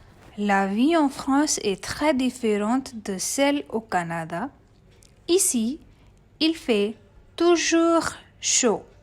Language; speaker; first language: French; non-native, fluent; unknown